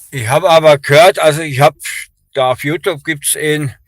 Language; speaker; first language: German; native; German